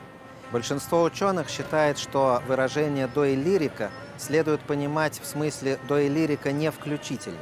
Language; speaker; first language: Russian; native; Russian